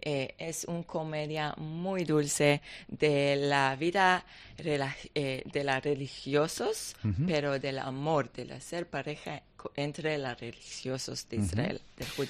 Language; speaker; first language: Spanish; non-native, learner; Hebrew